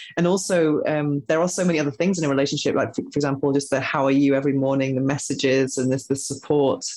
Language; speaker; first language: English; native; English